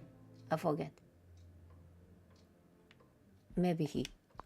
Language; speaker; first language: English; non-native, learner; Japanese